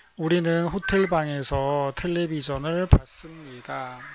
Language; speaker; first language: Korean; native; Korean